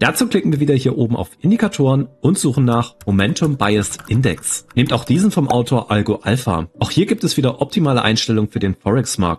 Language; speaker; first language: German; native; German